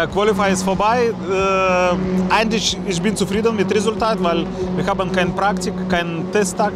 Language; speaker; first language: German; non-native, learner; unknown